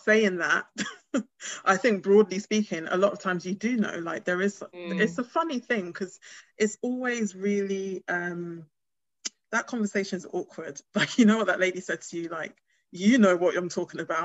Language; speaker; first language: English; native; English